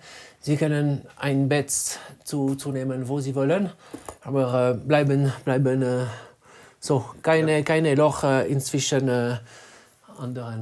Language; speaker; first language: German; non-native, learner; French